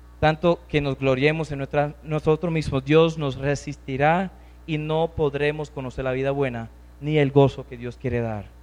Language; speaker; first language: Spanish; non-native, fluent; English